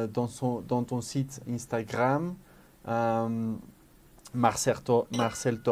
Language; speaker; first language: French; non-native, fluent; Spanish